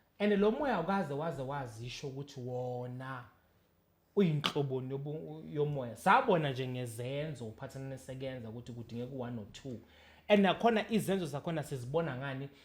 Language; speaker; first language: Zulu; native; Zulu